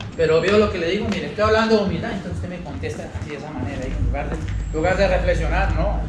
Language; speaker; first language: Spanish; native; Spanish